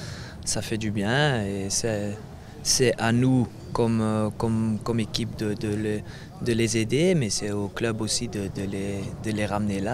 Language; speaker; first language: French; non-native, fluent; Dutch